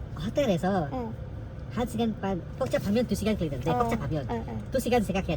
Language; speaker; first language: Korean; non-native, learner; Indonesian